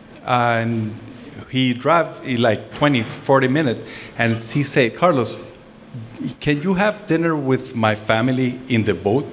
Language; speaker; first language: English; non-native, fluent; Spanish